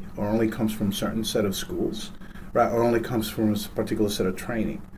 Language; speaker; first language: English; early bilingual, other home language; Spanish